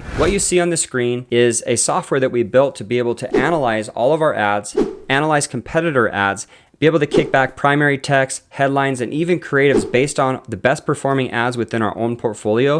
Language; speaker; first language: English; native; English